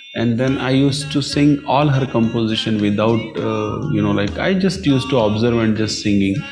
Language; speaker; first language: English; non-native, local second language; Marathi